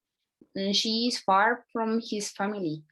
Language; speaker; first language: English; non-native, learner; Spanish